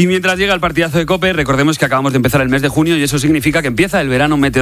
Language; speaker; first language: Spanish; native; Spanish